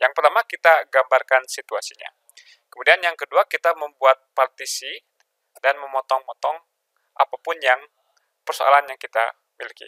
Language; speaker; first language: Indonesian; native; Indonesian